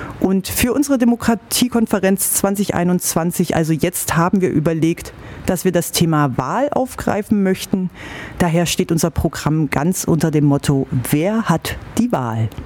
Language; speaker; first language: German; native; German